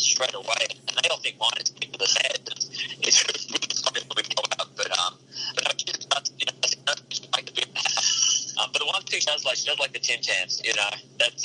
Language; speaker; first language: English; native; English